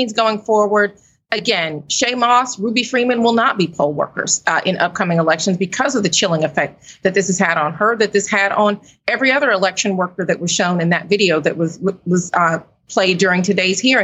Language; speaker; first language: English; native; English